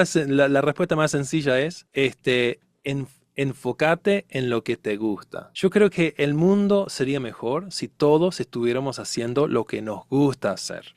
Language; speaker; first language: Spanish; non-native, fluent; English